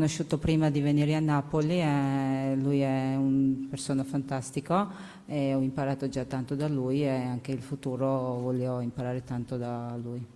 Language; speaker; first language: Italian; non-native, learner; Georgian